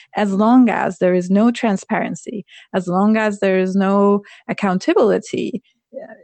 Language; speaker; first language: English; non-native, fluent; Persian